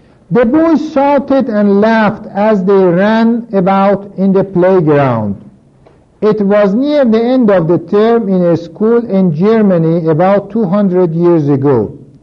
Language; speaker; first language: English; non-native, fluent; Persian